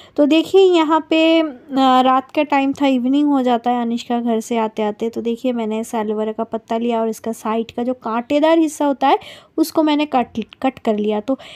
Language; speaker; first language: Hindi; non-native, local second language; Bangla